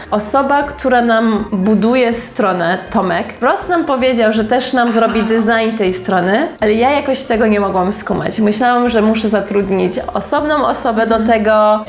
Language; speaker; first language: Polish; native; Polish